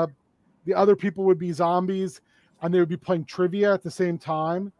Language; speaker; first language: English; native; English